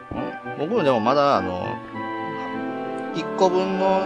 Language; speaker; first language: Japanese; native; Japanese